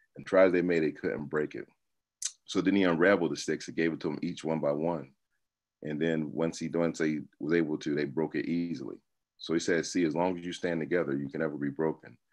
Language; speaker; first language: English; native; English